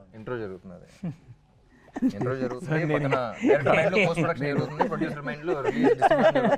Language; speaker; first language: Telugu; native; Telugu